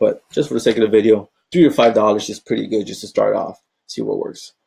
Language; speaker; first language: English; native; English